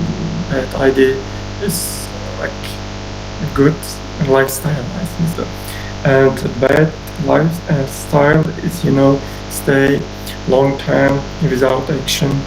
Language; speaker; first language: English; non-native, learner; Uzbek